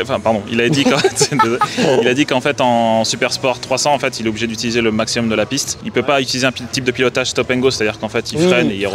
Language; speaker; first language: French; native; French